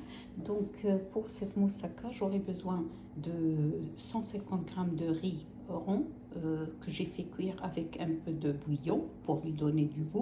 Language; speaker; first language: French; non-native, local second language; Arabic